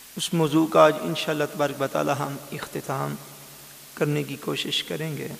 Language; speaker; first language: Urdu; non-native, local second language; Punjabi